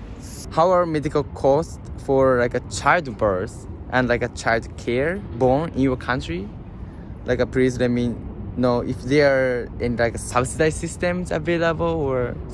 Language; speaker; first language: English; non-native, learner; Japanese